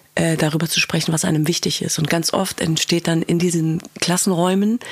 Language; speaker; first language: German; early bilingual, other home language; Kurdish